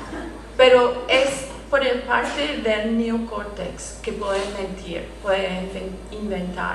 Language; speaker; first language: Spanish; non-native, fluent; English